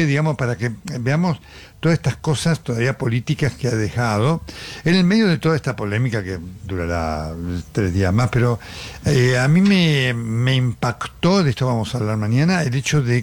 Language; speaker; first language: Spanish; native; Spanish